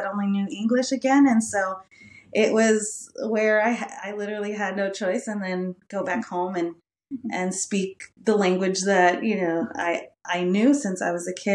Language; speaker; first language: English; early bilingual, other home language; Spanish